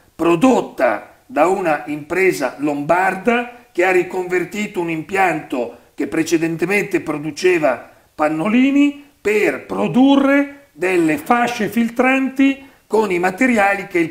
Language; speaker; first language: Italian; native; Italian